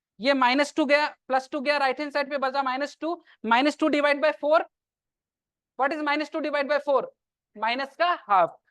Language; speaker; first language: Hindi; non-native, local second language; Assamese